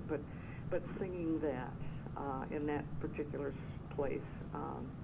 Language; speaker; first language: English; native; English